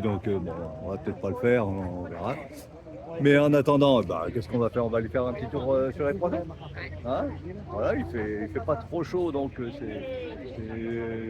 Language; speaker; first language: French; native; French